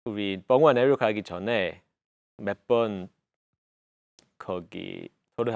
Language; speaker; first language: Korean; non-native, fluent; English